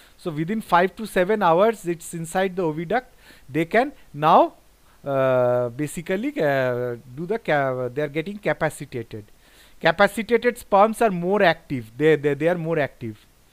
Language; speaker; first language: English; non-native, local second language; Bangla